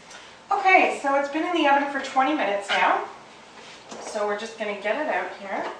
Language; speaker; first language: English; native; English